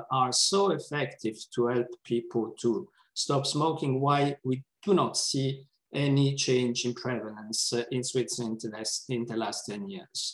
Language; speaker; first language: English; non-native, fluent; Italian